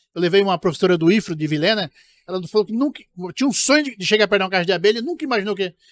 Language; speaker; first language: Portuguese; native; Portuguese